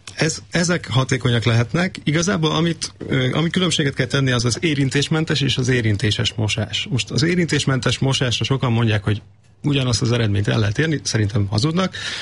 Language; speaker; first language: Hungarian; native; Hungarian